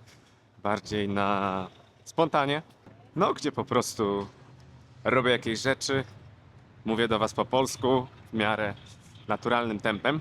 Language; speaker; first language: Polish; native; Polish